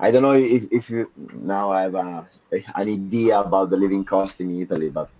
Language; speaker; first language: English; non-native, fluent; Italian